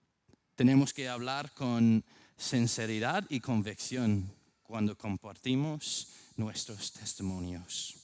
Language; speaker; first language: Spanish; non-native, fluent; English